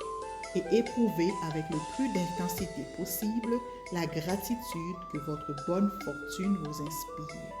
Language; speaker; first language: French; native; French